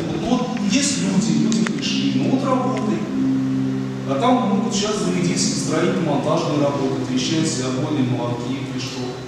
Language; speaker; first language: Russian; native; Russian